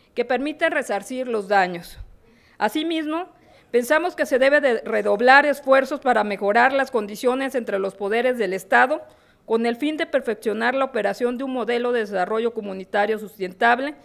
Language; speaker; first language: Spanish; native; Spanish